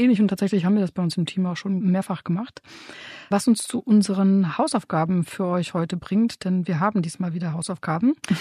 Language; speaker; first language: German; native; German